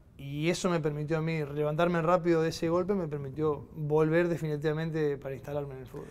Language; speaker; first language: Spanish; native; Spanish